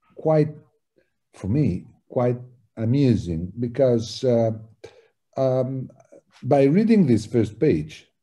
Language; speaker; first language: English; non-native, fluent; Italian